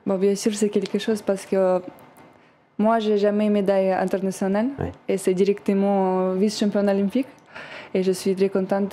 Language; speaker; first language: French; non-native, learner; Russian